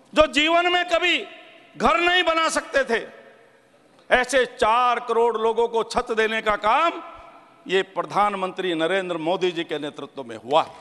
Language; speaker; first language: Hindi; native; Hindi